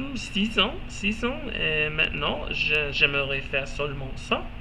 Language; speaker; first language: French; non-native, learner; English